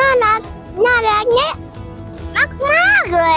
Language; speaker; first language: Thai; native; Thai